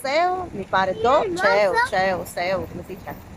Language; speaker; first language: Italian; native; Italian